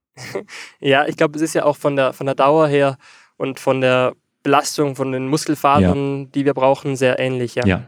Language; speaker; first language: German; native; German